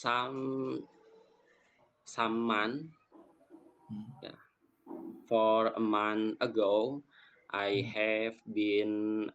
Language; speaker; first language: English; non-native, fluent; Indonesian